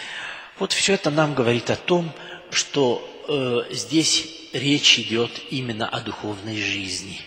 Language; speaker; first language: Russian; non-native, fluent; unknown